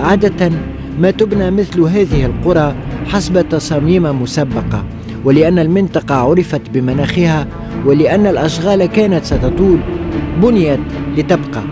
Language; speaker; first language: Arabic; native; Arabic